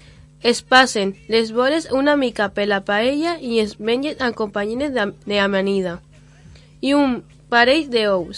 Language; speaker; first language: Catalan; early bilingual, other home language; Spanish